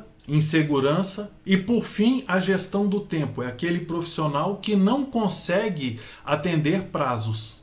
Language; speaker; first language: Portuguese; native; Portuguese